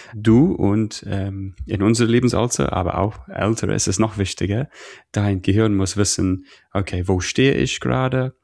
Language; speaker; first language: German; non-native, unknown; English